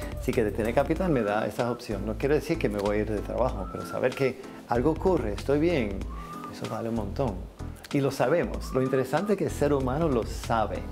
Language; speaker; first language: Spanish; non-native, fluent; English